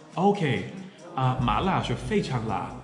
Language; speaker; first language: Chinese; non-native, learner; English